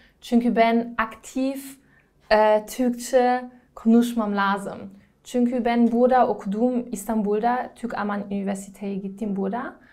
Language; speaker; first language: Turkish; non-native, learner; German